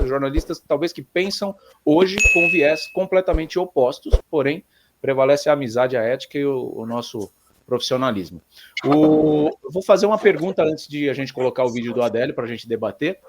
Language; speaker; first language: Portuguese; native; Portuguese